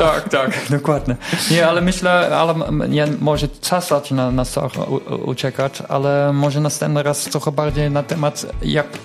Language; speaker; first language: Polish; non-native, fluent; Dutch